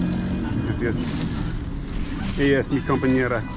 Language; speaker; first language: Spanish; non-native, learner; English